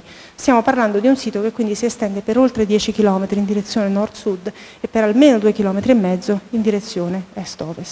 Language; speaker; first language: Italian; native; Italian